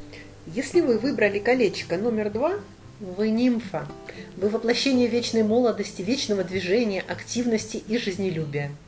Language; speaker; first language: Russian; native; Russian